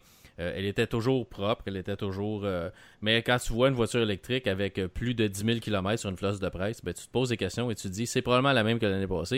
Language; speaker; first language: French; native; French